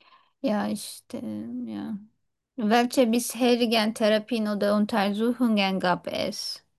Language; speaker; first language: German; non-native, fluent; Turkish